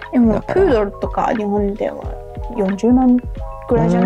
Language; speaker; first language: Japanese; non-native, learner; English